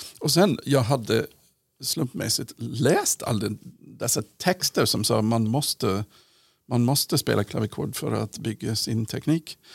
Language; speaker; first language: Swedish; non-native, fluent; English